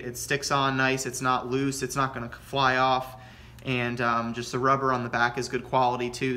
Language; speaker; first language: English; native; English